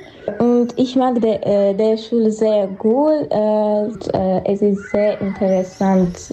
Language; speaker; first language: German; non-native, learner; Armenian